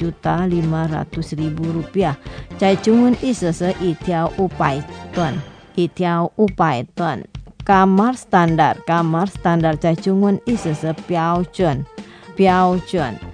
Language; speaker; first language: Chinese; non-native, fluent; Indonesian